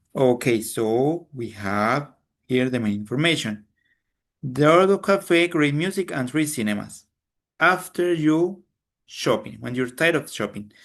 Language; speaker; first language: English; non-native, fluent; Spanish